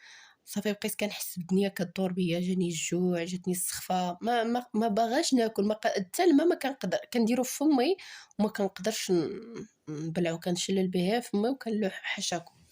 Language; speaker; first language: Arabic; native; Arabic